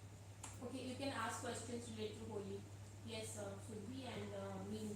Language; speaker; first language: English; non-native, local second language; Hindi